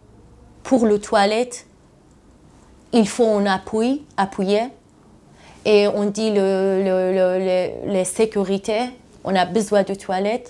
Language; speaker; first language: French; non-native, learner; Persian